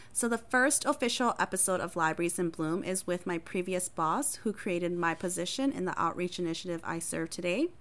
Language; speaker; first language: English; early bilingual, other home language; Hmong